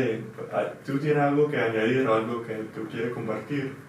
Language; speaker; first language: Spanish; non-native, learner; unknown